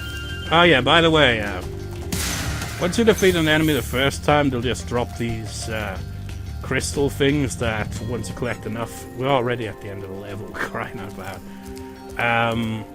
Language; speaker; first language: English; native; English